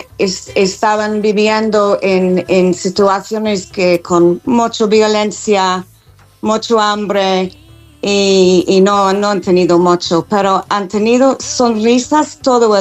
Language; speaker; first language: Spanish; non-native, fluent; English